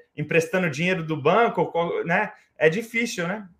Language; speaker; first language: Portuguese; early bilingual, heritage; English